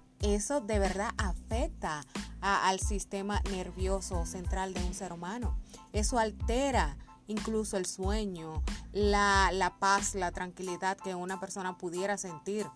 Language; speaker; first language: Spanish; native; Spanish